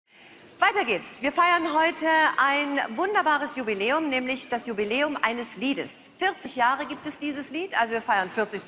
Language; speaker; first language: German; native; German